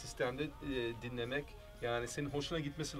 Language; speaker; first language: Turkish; early bilingual, heritage; Turkish